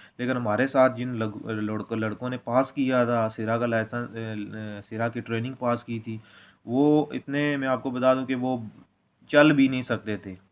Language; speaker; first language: Hindi; non-native, local second language; Punjabi